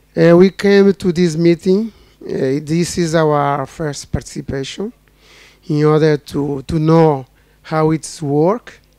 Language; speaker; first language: English; non-native, learner; Portuguese